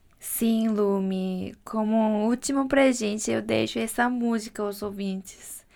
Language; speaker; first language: Portuguese; non-native, fluent; Korean